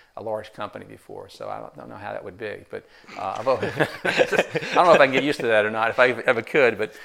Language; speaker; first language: English; native; English